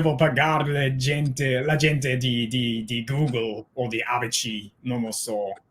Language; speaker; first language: Italian; non-native, learner; English